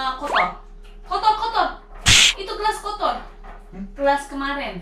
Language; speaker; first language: Indonesian; native; Indonesian